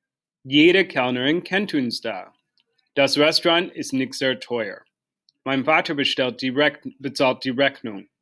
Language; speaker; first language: German; non-native, learner; English